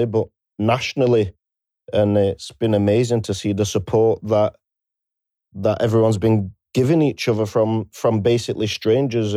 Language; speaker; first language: English; native; English